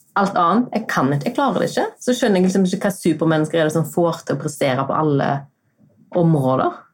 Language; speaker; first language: Norwegian; native; Norwegian